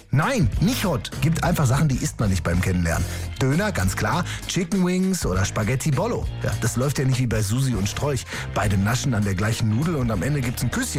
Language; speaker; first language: German; native; German